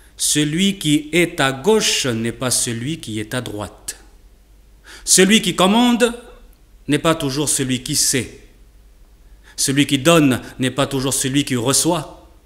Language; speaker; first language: French; native; French